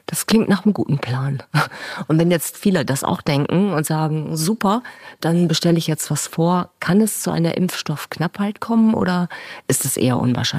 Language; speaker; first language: German; native; German